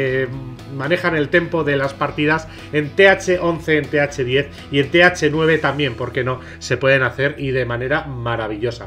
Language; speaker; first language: Spanish; native; Spanish